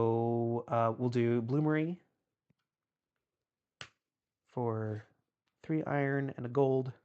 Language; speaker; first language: English; native; English